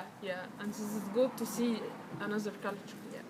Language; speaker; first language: English; non-native, learner; Arabic